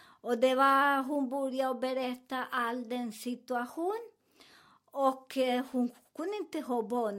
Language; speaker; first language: Swedish; non-native, learner; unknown